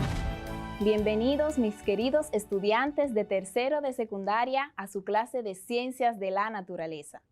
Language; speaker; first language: Spanish; native; Spanish